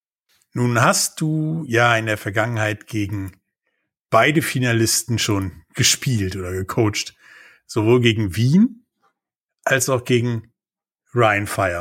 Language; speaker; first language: German; native; German